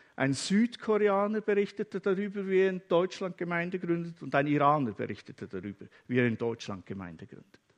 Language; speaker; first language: German; native; German